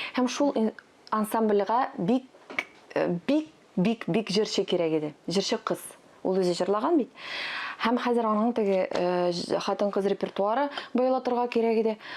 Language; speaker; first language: Tatar; non-native, local second language; Russian